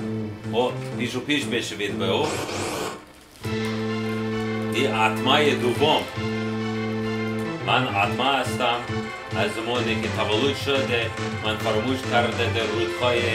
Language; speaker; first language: Persian; non-native, learner; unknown